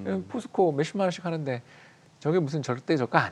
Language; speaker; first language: Korean; native; Korean